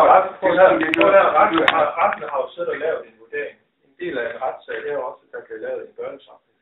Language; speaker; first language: Danish; native; Danish